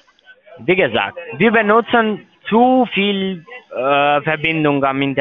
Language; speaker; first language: German; non-native, learner; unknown